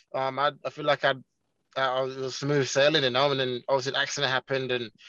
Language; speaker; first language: English; non-native, local second language; Jamaican Creole English